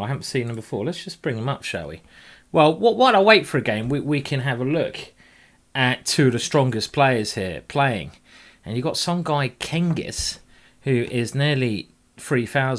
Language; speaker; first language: English; native; English